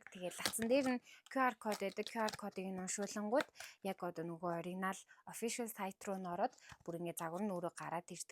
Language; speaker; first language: Mongolian; native; Mongolian